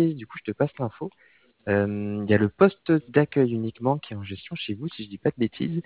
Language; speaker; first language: French; native; French